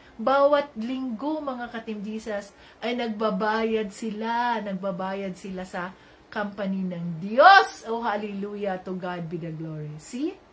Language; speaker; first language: Filipino; native; Filipino